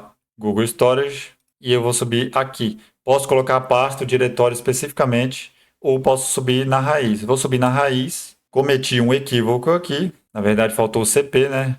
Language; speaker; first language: Portuguese; native; Portuguese